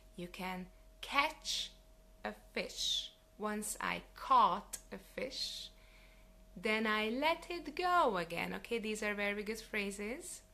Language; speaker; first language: English; non-native, fluent; Hungarian